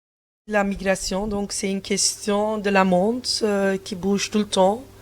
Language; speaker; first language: French; non-native, fluent; Turkish